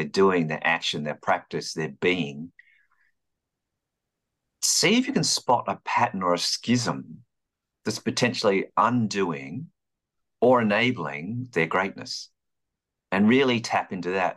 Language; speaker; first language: English; native; English